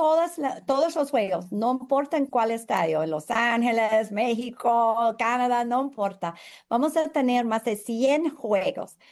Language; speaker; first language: Spanish; non-native, fluent; English